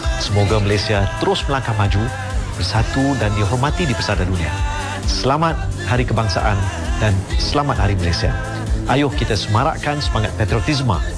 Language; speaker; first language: Malay; native; Malay